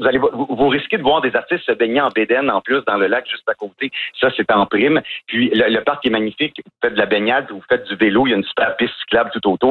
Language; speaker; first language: French; native; French